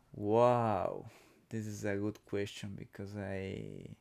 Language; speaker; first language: English; non-native, learner; Spanish